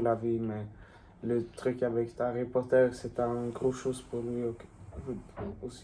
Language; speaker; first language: French; non-native, learner; Swedish